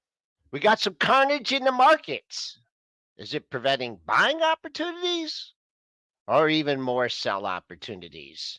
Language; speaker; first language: English; native; English